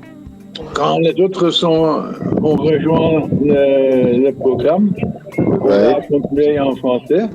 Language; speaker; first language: French; non-native, fluent; Dutch